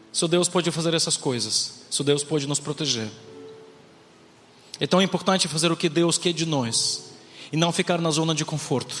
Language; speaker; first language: Portuguese; non-native, fluent; Ukrainian